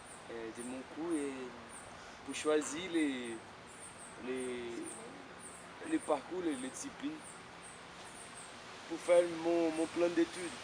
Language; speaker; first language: French; non-native, fluent; Portuguese